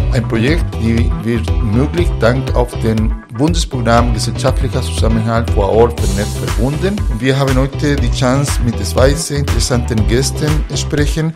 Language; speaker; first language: German; non-native, fluent; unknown